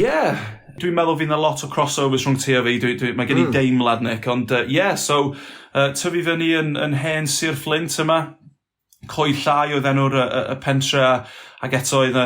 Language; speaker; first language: Welsh; non-native, local second language; English